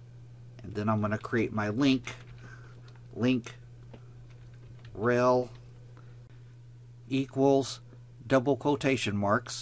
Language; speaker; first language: English; native; English